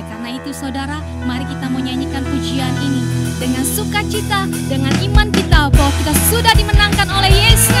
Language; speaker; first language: Indonesian; native; Indonesian